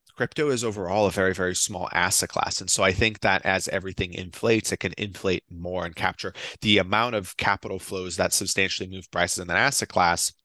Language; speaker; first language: English; non-native, fluent; Portuguese